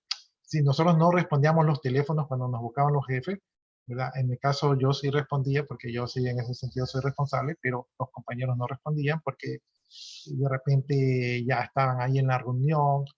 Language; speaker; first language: Spanish; native; Spanish